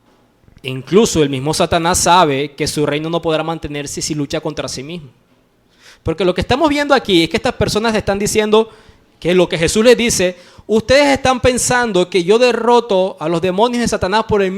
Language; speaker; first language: Spanish; native; Spanish